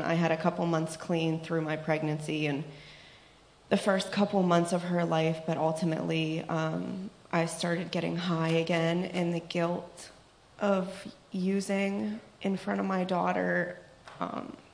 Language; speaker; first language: English; native; English